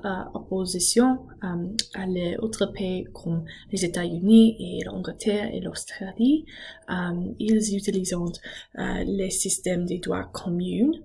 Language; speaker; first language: French; non-native, learner; English